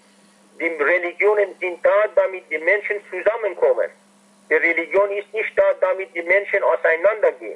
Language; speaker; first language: German; non-native, fluent; Persian